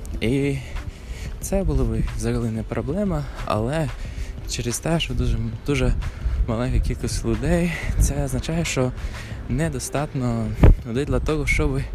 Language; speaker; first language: Ukrainian; non-native, fluent; English